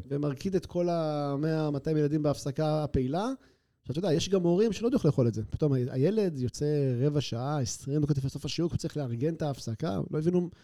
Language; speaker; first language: Hebrew; native; Hebrew